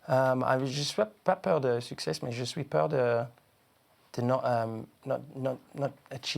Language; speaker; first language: French; non-native, learner; English